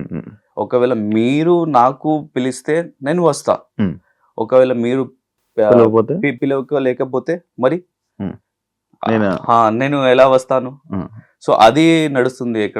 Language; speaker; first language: Telugu; non-native, learner; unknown